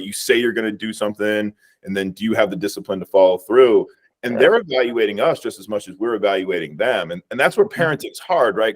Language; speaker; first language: English; native; English